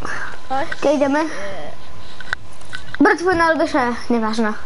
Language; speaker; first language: Polish; early bilingual, heritage; Polish